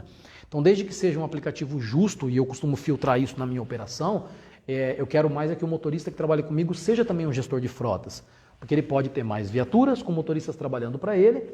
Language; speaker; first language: Portuguese; native; Portuguese